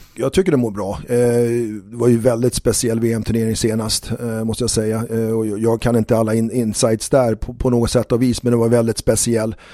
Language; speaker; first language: Swedish; native; Swedish